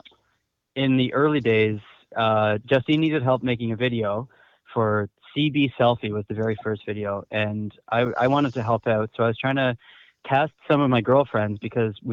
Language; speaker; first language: English; native; English